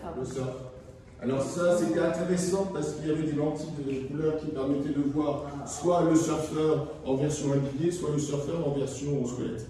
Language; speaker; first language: French; native; French